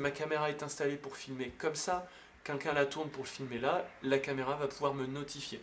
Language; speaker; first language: French; native; French